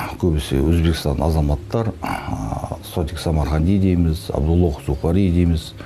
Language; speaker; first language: Kazakh; native; Kazakh